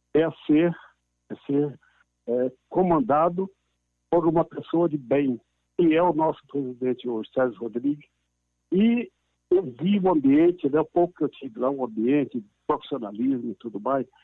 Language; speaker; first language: Portuguese; native; Portuguese